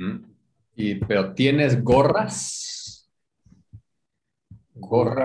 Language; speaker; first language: Spanish; non-native, fluent; English